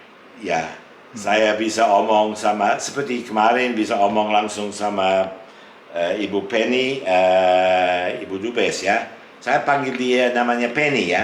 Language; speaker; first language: Indonesian; non-native, fluent; English